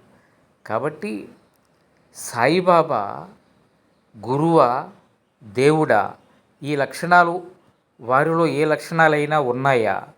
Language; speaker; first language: Telugu; native; Telugu